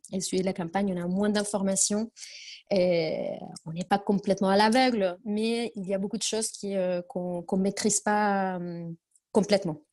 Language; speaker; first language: French; non-native, fluent; Spanish